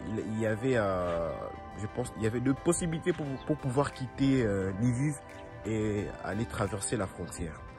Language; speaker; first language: French; non-native, local second language; Swahili